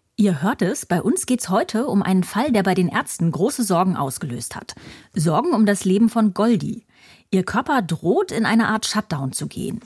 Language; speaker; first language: German; native; German